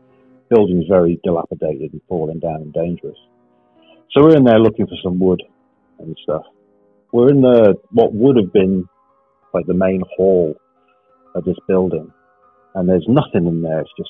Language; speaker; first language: English; native; English